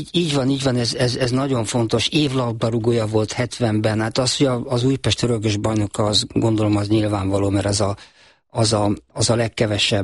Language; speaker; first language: Hungarian; native; Hungarian